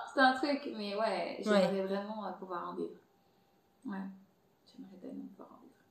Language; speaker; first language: French; non-native, fluent; Portuguese